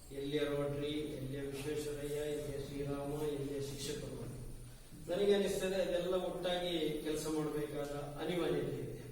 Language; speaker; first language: Kannada; non-native, local second language; Tulu